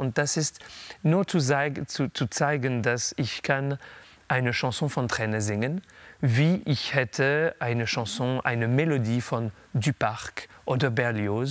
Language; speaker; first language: German; non-native, learner; French